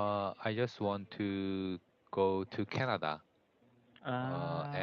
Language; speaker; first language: English; non-native, learner; Korean